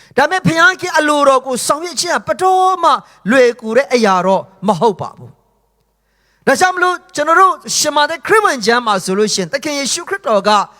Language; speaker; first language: Burmese; non-native, local second language; Hakha Chin